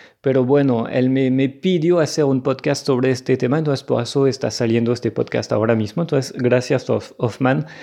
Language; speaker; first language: Spanish; non-native, fluent; French